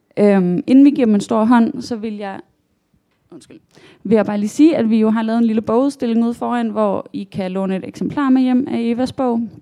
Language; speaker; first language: Danish; native; Danish